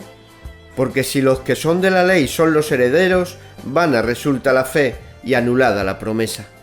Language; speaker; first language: Spanish; native; Spanish